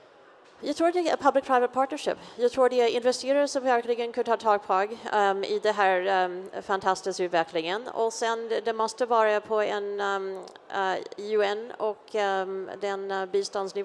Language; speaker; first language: Swedish; non-native, fluent; English